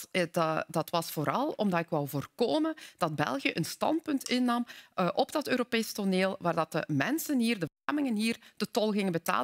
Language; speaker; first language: Dutch; native; Dutch